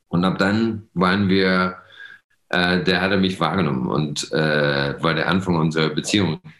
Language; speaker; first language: German; non-native, fluent; English